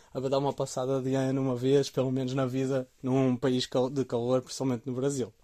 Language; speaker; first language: Portuguese; native; Portuguese